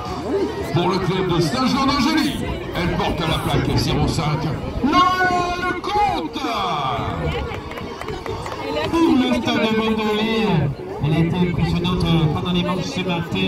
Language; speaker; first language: French; native; French